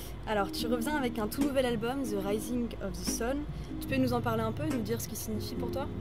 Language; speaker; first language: French; native; French